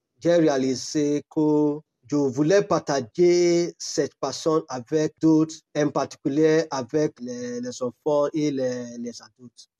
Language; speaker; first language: French; non-native, learner; Yoruba